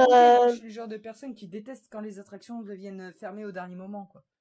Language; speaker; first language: French; native; French